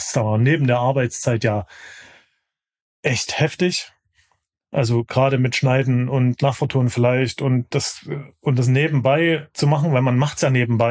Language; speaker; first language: German; native; German